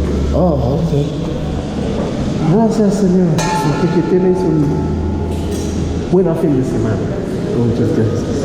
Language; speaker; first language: Spanish; non-native, learner; Haitian Creole